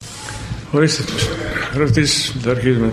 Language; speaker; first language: Greek; non-native, fluent; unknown